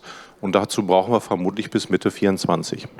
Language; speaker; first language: German; native; German